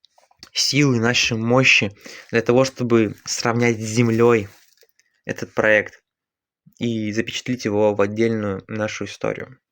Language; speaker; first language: Russian; native; Russian